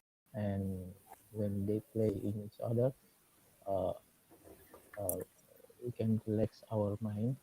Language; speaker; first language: English; non-native, learner; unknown